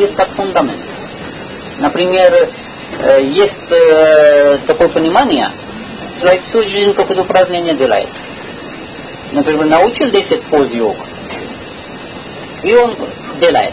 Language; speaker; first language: Russian; non-native, learner; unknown